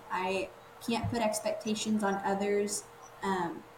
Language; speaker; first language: English; native; English